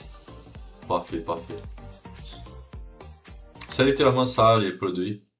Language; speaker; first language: French; non-native, learner; Portuguese